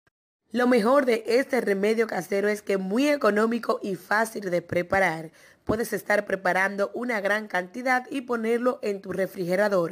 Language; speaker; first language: Spanish; native; Spanish